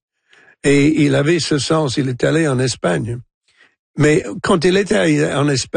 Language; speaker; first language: French; non-native, fluent; English